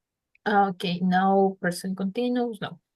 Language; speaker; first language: English; non-native, learner; Spanish